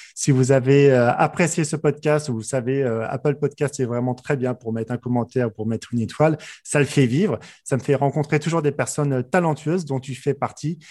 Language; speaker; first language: French; native; French